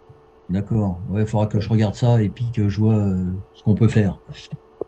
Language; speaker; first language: French; native; French